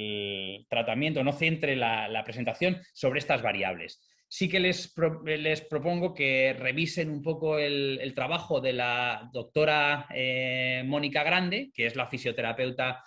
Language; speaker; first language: Spanish; native; Spanish